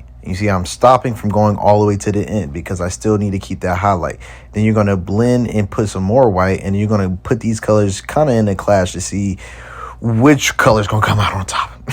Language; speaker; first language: English; native; English